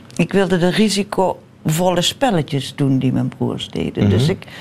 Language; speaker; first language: Dutch; native; Dutch